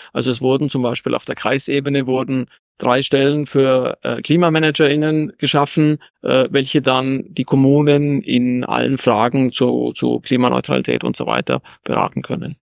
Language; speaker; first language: German; native; German